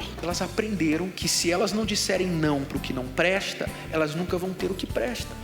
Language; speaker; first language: Portuguese; native; Portuguese